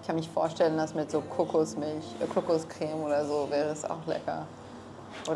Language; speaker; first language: German; non-native, fluent; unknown